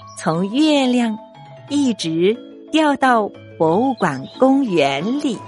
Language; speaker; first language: Chinese; native; Chinese